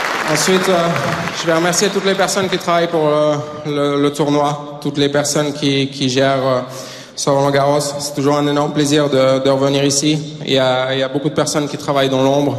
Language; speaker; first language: French; native; French